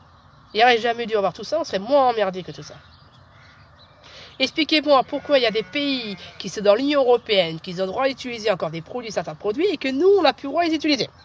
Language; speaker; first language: French; native; French